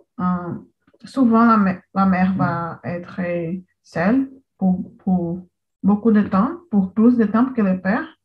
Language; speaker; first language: French; non-native, learner; Portuguese